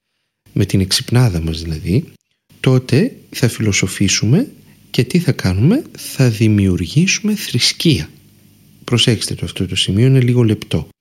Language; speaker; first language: Greek; native; Greek